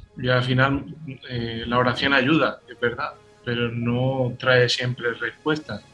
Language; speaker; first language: Spanish; native; Spanish